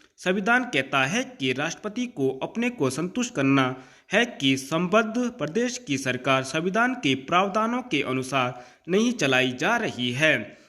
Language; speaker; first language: Hindi; native; Hindi